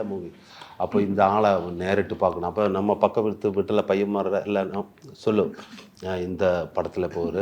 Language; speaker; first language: Tamil; non-native, learner; Malayalam